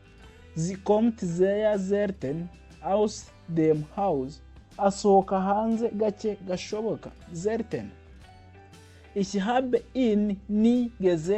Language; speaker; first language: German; non-native, fluent; Kinyarwanda